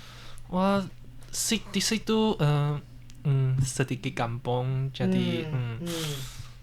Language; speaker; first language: Indonesian; non-native, learner; Chinese